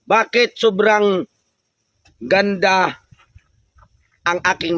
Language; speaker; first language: Filipino; non-native, local second language; Cebuano